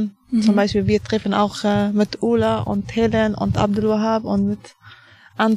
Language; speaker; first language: German; non-native, learner; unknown